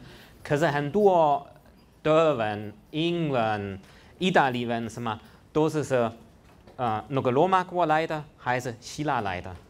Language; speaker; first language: Chinese; non-native, fluent; German